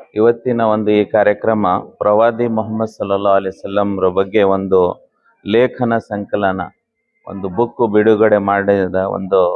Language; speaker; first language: Kannada; non-native, local second language; Urdu